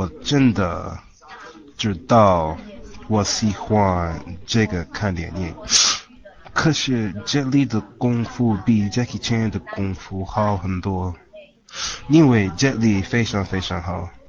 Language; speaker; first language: Chinese; non-native, learner; English